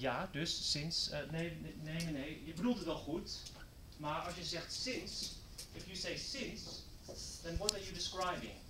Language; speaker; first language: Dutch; non-native, fluent; English